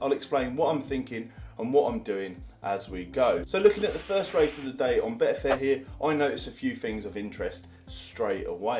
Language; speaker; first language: English; native; English